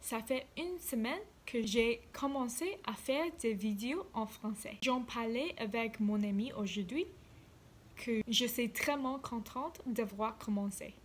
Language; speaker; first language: French; non-native, learner; English